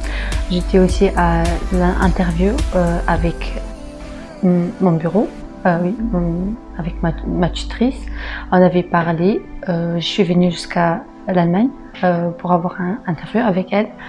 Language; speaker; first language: French; non-native, local second language; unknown